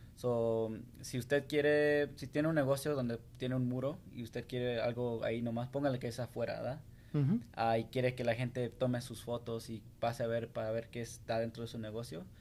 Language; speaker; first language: Spanish; early bilingual, heritage; Spanish